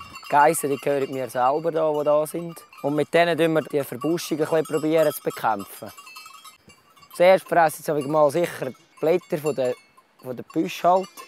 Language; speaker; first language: German; native; German